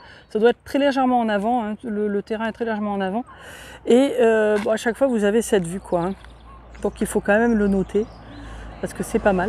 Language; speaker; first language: French; native; French